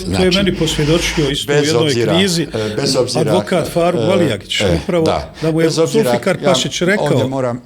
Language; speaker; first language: Bosnian; native; Bosnian